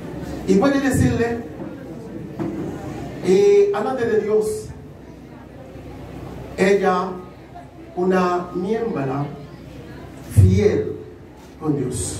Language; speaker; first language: Spanish; non-native, learner; Haitian Creole